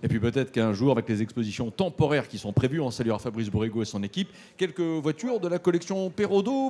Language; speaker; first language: French; native; French